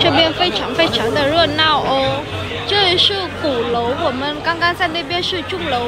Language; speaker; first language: Chinese; non-native, fluent; Vietnamese